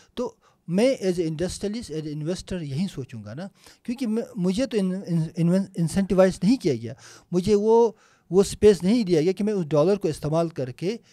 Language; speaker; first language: Urdu; non-native, local second language; Punjabi